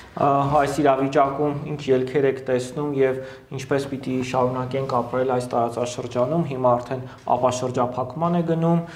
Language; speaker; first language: Armenian; native; Armenian